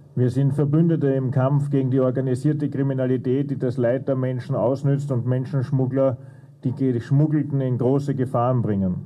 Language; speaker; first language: German; native; German